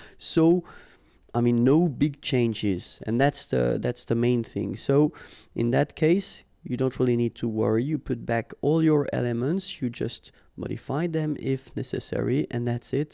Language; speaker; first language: English; non-native, fluent; French